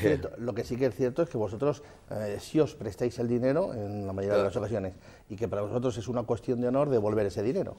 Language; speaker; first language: Spanish; native; Spanish